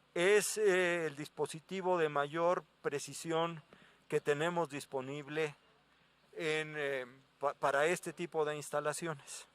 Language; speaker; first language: Spanish; native; Spanish